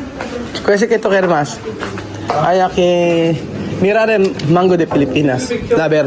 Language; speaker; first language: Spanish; non-native, learner; Filipino